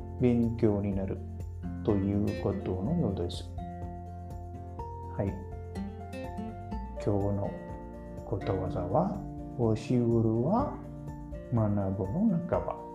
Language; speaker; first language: Japanese; non-native, learner; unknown